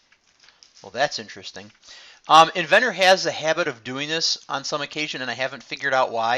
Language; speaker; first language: English; native; English